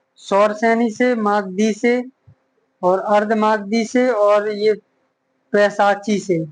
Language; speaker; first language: Hindi; native; Hindi